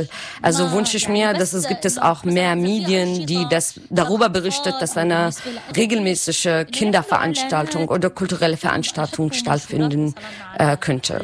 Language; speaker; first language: German; non-native, learner; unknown